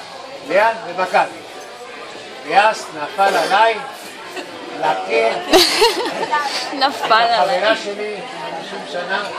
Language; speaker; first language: Hebrew; non-native, fluent; Spanish